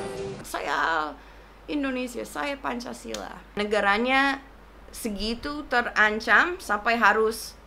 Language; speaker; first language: Indonesian; non-native, fluent; English